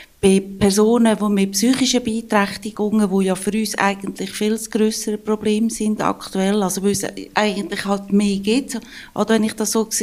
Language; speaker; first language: German; native; German